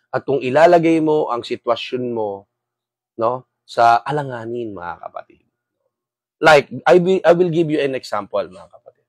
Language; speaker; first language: Filipino; non-native, local second language; Waray